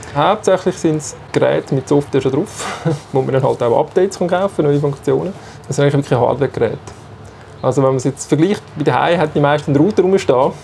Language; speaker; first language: German; native; German